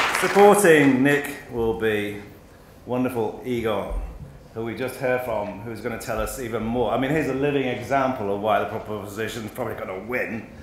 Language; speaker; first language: English; native; English